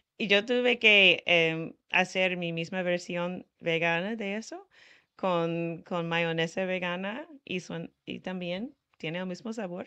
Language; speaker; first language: Spanish; non-native, fluent; English